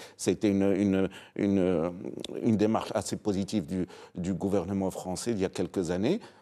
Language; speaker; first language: French; non-native, local second language; Arabic